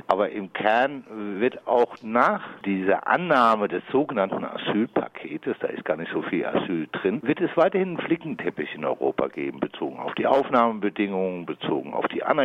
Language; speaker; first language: German; native; German